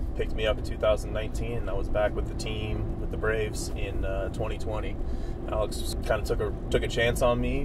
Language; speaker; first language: English; native; English